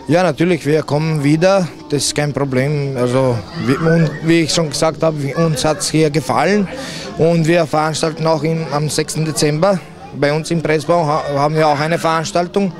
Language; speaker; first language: German; early bilingual, other home language; Serbian